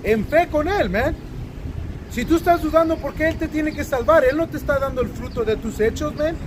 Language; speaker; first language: Spanish; early bilingual, other home language; English